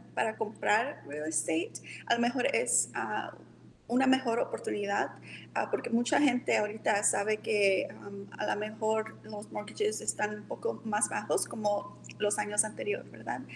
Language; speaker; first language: Spanish; early bilingual, heritage; Spanish